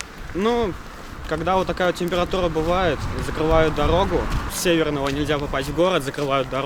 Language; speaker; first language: Russian; native; Russian